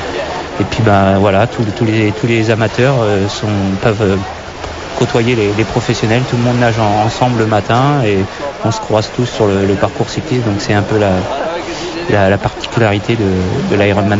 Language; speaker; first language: French; native; French